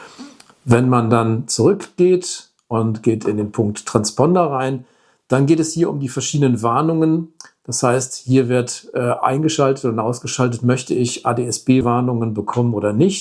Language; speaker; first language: German; native; German